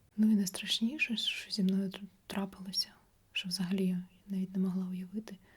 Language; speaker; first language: Ukrainian; non-native, local second language; Russian